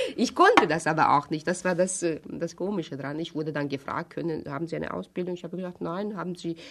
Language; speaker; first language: German; non-native, fluent; Hungarian